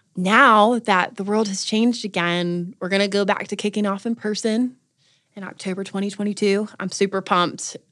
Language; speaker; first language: English; native; English